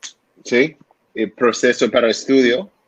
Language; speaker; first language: Spanish; non-native, learner; English